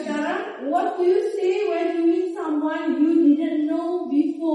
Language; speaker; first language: English; non-native, fluent; Indonesian